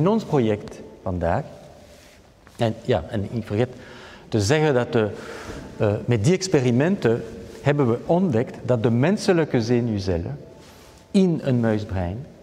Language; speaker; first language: Dutch; non-native, fluent; French